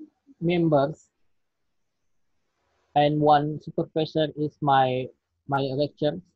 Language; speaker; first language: English; non-native, learner; Indonesian